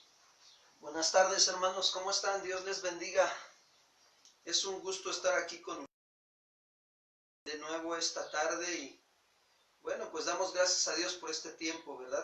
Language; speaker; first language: Spanish; native; Spanish